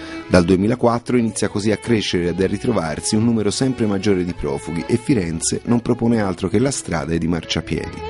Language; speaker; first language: Italian; native; Italian